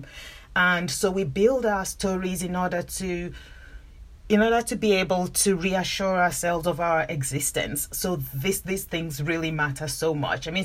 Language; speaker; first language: English; non-native, local second language; Yoruba